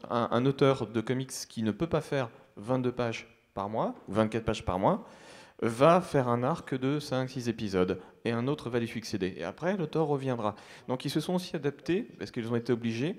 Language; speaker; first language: French; native; French